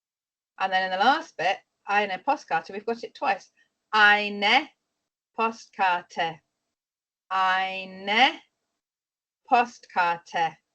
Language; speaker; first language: German; non-native, fluent; English